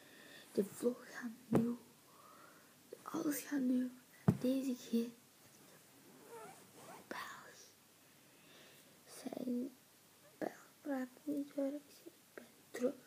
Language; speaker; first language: Dutch; early bilingual, other home language; Turkish